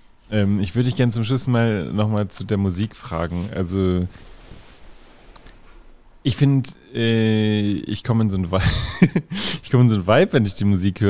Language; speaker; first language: German; native; German